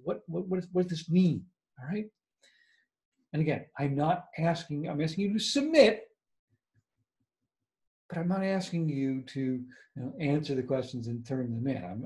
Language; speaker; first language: English; native; English